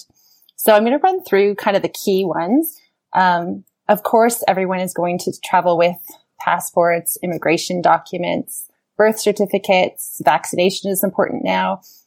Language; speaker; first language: English; native; English